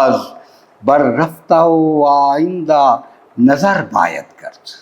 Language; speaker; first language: Persian; non-native, fluent; Urdu